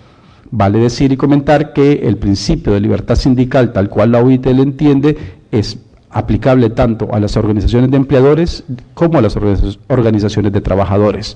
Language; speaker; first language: Spanish; native; Spanish